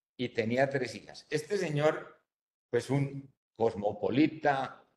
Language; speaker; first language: Spanish; native; Spanish